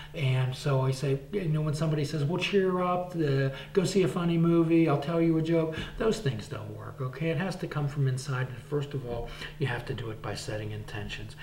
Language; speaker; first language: English; native; English